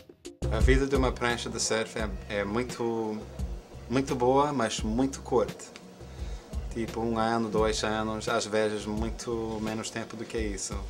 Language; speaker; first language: Portuguese; non-native, fluent; English